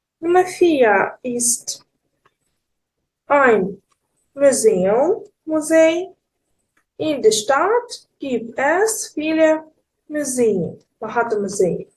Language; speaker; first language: German; non-native, learner; Ukrainian